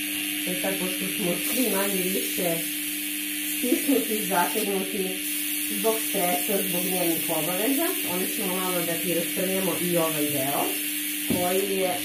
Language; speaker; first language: Serbian; native; Serbian